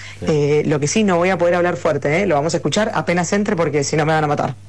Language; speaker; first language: Spanish; native; Spanish